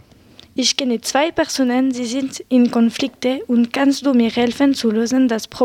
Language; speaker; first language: German; non-native, learner; French